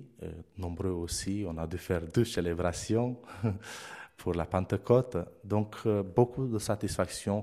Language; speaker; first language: French; non-native, fluent; Romanian